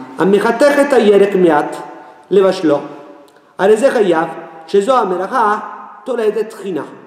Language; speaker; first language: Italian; native; Italian